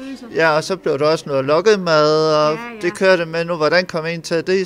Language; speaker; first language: Danish; native; Danish